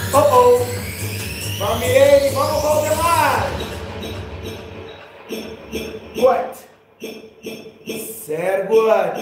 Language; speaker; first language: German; non-native, learner; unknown